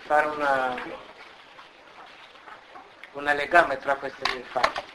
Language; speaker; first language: Italian; non-native, learner; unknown